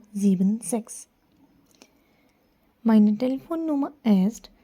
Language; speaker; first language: German; non-native, learner; Hindi